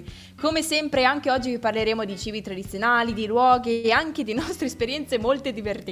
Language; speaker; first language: Italian; native; Italian